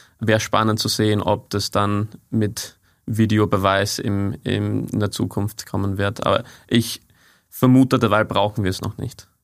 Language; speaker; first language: German; non-native, fluent; English